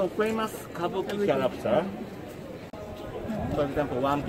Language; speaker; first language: English; non-native, learner; Japanese